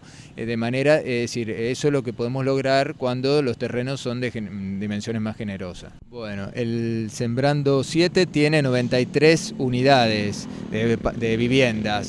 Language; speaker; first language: Spanish; native; Spanish